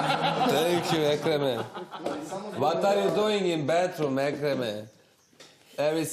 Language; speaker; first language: English; non-native, learner; Serbian